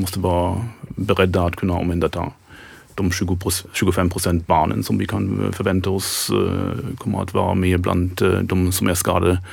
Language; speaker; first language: Swedish; non-native, fluent; German